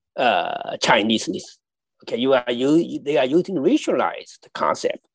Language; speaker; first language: English; non-native, fluent; Chinese